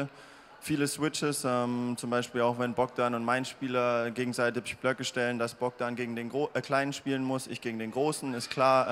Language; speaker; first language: German; native; German